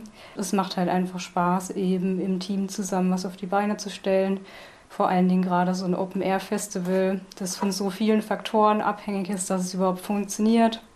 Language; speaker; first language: German; native; German